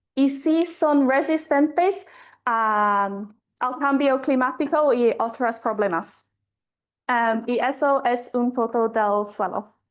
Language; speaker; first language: Spanish; non-native, fluent; English